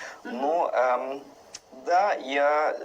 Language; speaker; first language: Russian; non-native, learner; English